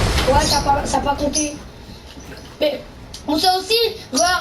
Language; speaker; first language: French; native; French